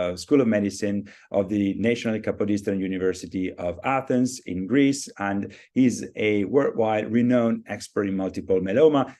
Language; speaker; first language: English; non-native, fluent; Italian